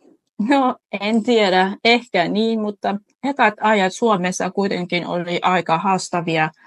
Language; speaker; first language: Finnish; non-native, fluent; Vietnamese